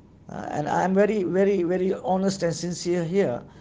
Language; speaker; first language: English; non-native, local second language; Malay